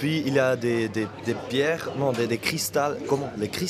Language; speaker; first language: French; non-native, local second language; German